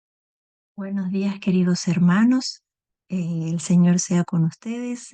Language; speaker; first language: Spanish; native; Spanish